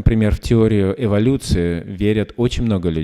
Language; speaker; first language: Russian; native; Russian